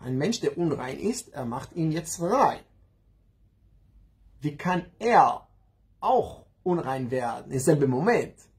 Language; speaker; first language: German; non-native, learner; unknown